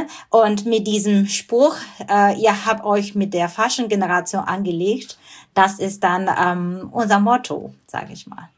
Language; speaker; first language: German; non-native, fluent; Burmese